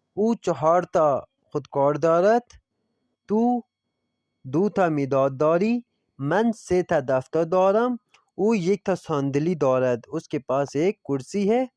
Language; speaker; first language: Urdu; non-native, local second language; Punjabi